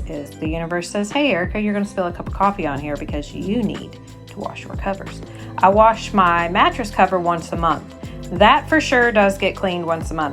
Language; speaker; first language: English; native; English